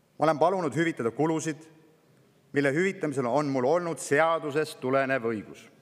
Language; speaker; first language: Estonian; native; Estonian